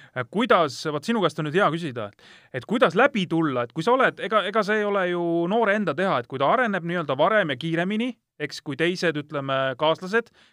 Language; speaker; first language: Estonian; native; Estonian